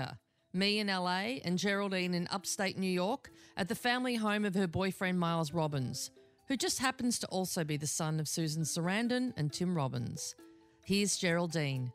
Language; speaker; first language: English; native; English